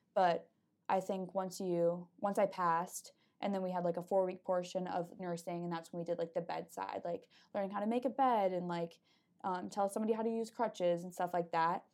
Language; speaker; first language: English; native; English